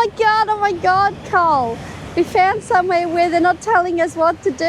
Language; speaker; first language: English; native; English